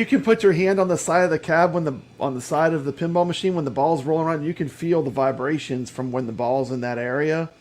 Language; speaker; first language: English; native; English